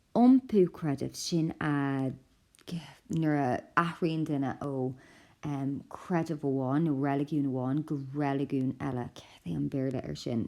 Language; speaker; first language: Irish; non-native, local second language; English